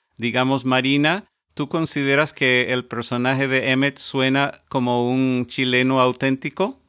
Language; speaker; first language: Spanish; non-native, fluent; English